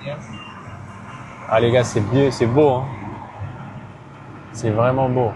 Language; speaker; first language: French; native; French